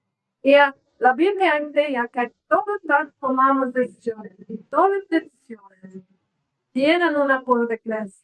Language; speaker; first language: Spanish; non-native, learner; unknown